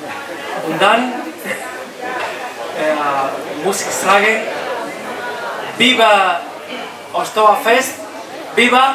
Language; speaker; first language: German; non-native, learner; Spanish